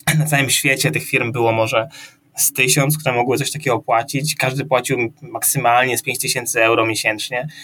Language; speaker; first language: Polish; native; Polish